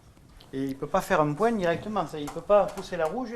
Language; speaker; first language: French; native; French